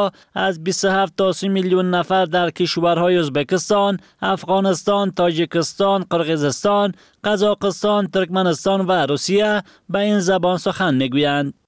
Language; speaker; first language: Persian; native; Persian